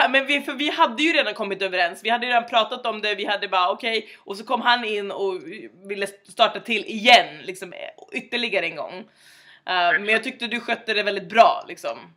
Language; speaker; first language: Swedish; native; Swedish